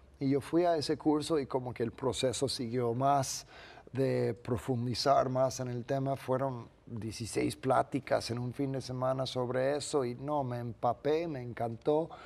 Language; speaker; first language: Spanish; non-native, fluent; English